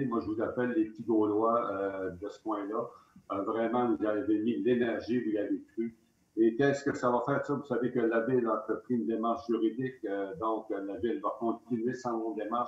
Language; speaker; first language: French; native; French